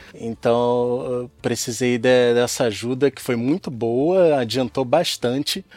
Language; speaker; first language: Portuguese; native; Portuguese